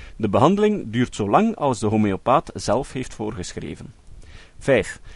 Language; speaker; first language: Dutch; native; Dutch